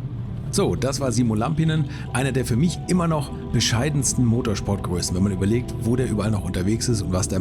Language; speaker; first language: German; native; German